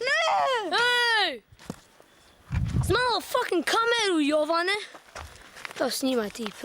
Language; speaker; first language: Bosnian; early bilingual, heritage; English